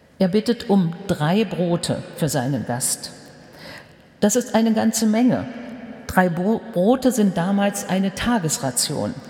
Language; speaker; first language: German; native; German